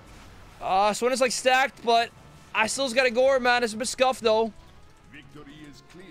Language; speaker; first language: English; non-native, fluent; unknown